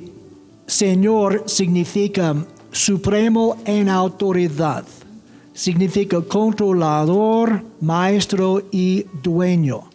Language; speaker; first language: Spanish; non-native, fluent; English